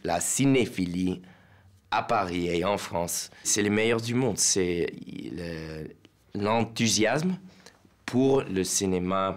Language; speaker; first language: French; non-native, learner; English